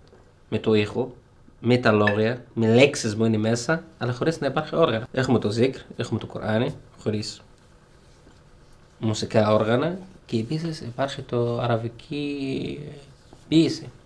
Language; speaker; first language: Greek; non-native, learner; Arabic